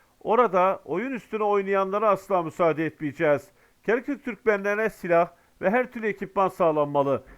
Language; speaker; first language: Turkish; native; Turkish